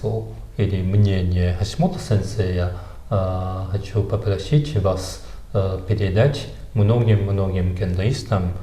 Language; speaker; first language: Russian; non-native, fluent; Japanese